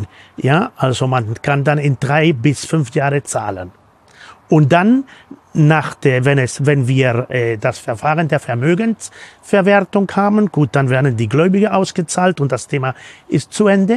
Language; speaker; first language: German; non-native, fluent; Spanish